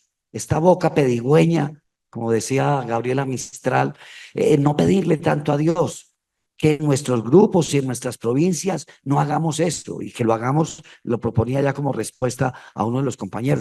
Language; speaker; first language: Spanish; native; Spanish